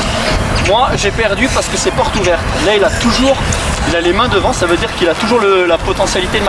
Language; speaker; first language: French; native; French